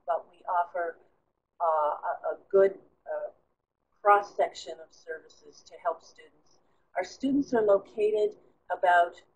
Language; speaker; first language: English; native; English